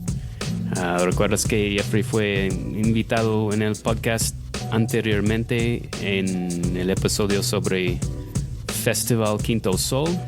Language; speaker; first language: Spanish; non-native, fluent; English